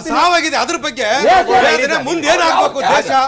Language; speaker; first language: Kannada; native; Kannada